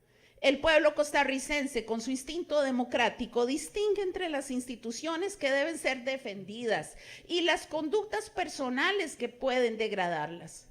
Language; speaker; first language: Spanish; native; Spanish